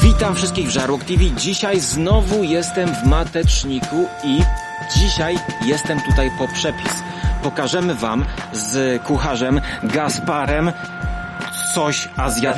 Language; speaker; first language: Polish; native; Polish